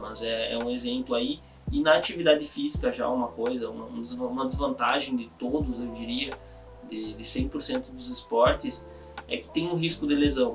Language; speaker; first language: Portuguese; native; Portuguese